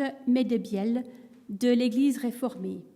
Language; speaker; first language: French; native; French